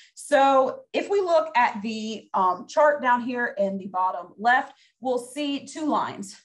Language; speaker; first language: English; native; English